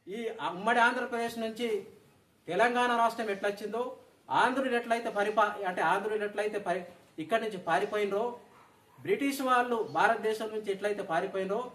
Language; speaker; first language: Telugu; non-native, local second language; Gondi